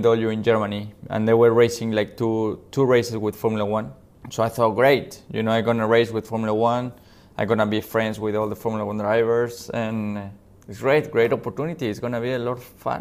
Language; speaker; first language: English; non-native, fluent; Spanish